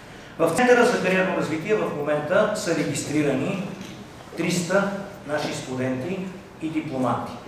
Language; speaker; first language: Bulgarian; native; Bulgarian